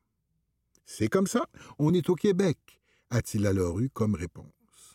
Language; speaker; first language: French; native; French